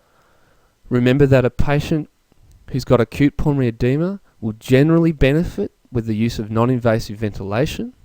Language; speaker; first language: English; native; English